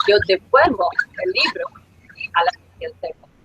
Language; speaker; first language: Spanish; non-native, fluent; English